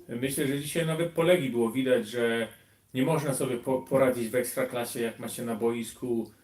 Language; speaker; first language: Polish; early bilingual, heritage; Polish